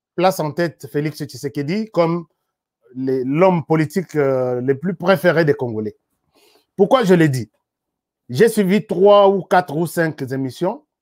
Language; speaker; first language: French; non-native, local second language; Lingala